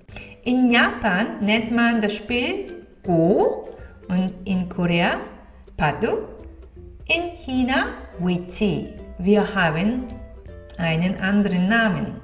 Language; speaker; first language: German; non-native, fluent; Korean